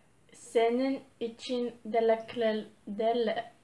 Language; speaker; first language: Turkish; non-native, learner; Lithuanian